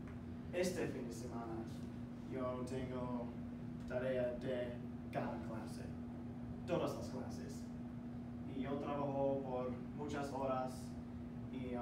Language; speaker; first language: Spanish; non-native, learner; English